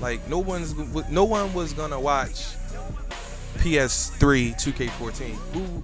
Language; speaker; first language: English; native; English